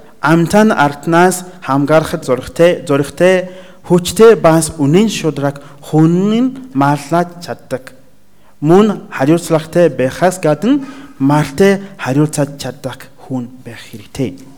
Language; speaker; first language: Mongolian; non-native, learner; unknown